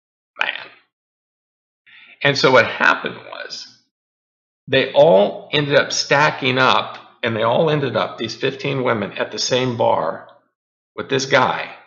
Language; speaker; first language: English; native; English